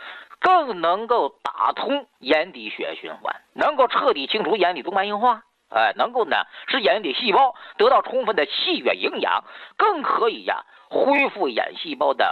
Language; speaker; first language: Chinese; native; Chinese